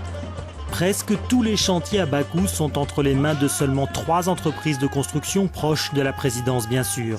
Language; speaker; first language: French; native; French